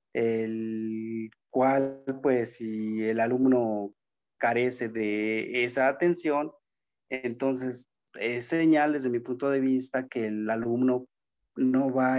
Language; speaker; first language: Spanish; native; Spanish